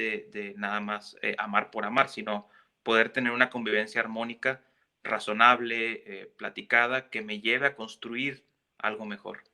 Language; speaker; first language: Spanish; native; Spanish